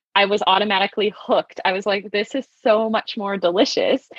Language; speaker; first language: English; native; English